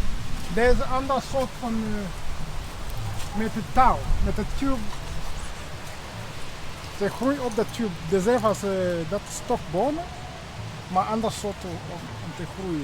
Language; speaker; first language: Dutch; non-native, learner; Kinyarwanda